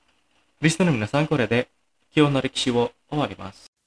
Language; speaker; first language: Japanese; non-native, fluent; Indonesian